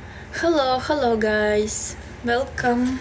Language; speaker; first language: English; non-native, learner; Belarusian